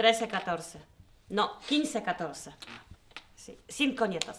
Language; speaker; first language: Spanish; non-native, learner; Polish